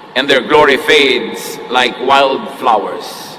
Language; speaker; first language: English; non-native, local second language; Filipino